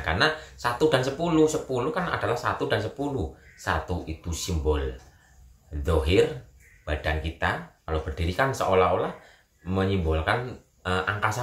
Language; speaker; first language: Indonesian; native; Indonesian